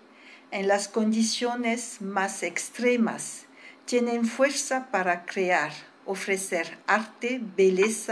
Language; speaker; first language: Spanish; early bilingual, heritage; French